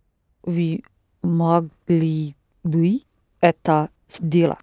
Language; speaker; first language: Russian; non-native, learner; English